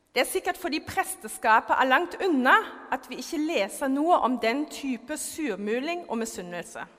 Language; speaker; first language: Norwegian; non-native, fluent; German